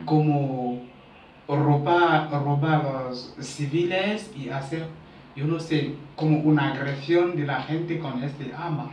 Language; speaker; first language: Spanish; non-native, learner; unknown